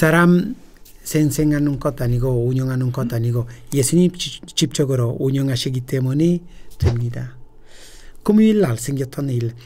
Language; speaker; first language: Korean; non-native, fluent; Italian